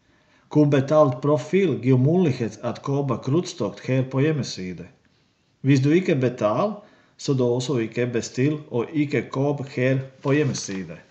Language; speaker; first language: Danish; non-native, learner; Latvian